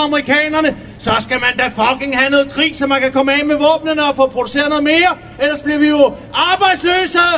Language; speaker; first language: Danish; native; Danish